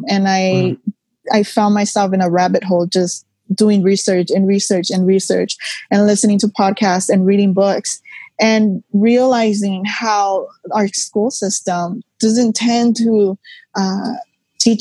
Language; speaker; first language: English; native; English